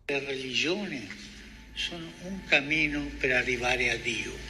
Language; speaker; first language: Italian; non-native, fluent; Spanish